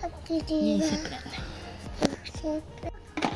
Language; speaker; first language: Spanish; native; Spanish